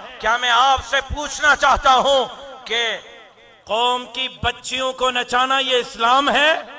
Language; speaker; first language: Urdu; non-native, local second language; Sindhi